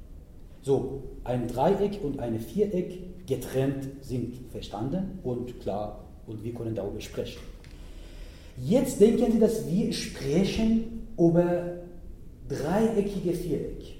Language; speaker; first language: German; non-native, learner; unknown